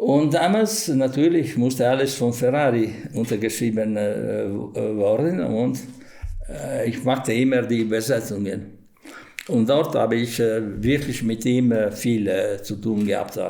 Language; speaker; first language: German; non-native, fluent; Italian